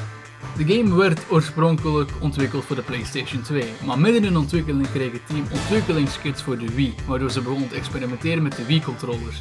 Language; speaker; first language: Dutch; native; Dutch